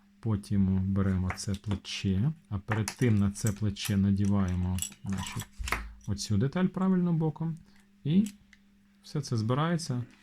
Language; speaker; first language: Ukrainian; non-native, local second language; Russian